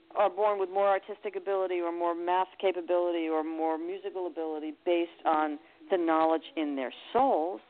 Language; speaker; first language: English; native; English